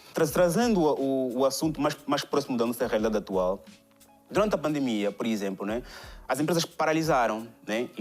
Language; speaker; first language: Portuguese; native; Portuguese